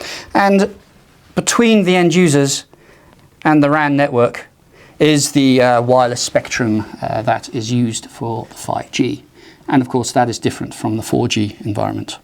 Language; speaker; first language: English; native; English